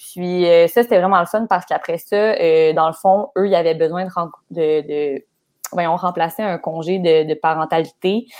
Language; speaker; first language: French; native; French